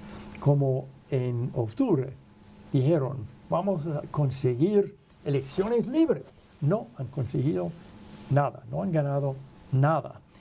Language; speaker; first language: Spanish; non-native, fluent; English